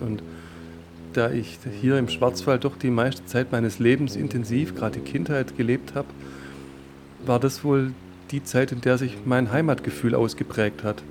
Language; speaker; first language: German; native; German